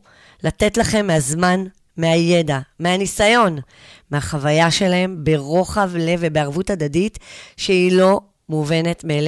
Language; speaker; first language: Hebrew; native; Hebrew